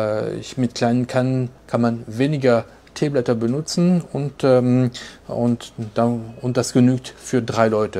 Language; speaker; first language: German; non-native, fluent; French